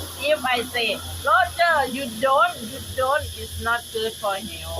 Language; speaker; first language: English; non-native, learner; Thai